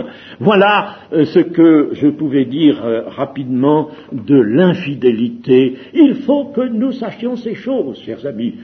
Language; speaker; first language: French; native; French